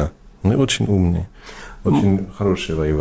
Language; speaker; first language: Russian; non-native, fluent; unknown